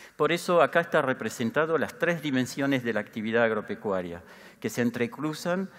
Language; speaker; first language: Spanish; non-native, fluent; French